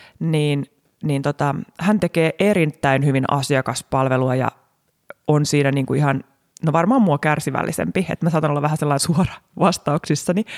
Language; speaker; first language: Finnish; native; Finnish